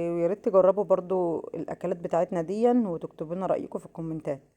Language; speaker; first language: Arabic; native; Arabic